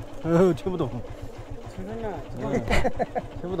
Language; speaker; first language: Chinese; non-native, learner; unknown